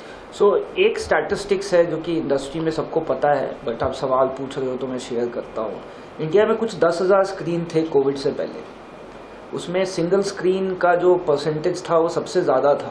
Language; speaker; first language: Hindi; native; Hindi